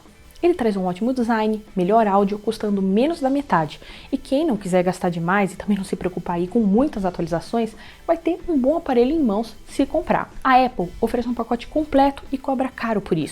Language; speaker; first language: Portuguese; native; Portuguese